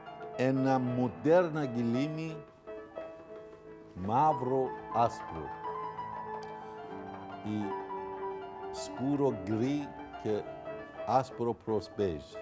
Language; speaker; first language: Greek; non-native, fluent; Persian